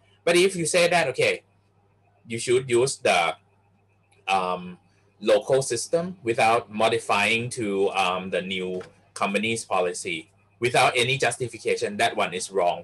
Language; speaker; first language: English; non-native, fluent; Thai